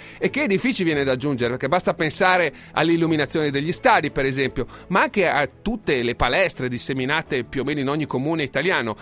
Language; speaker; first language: Italian; native; Italian